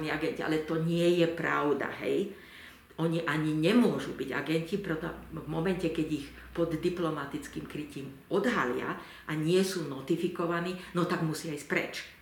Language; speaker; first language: Slovak; native; Slovak